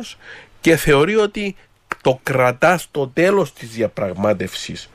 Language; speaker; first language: Greek; native; Greek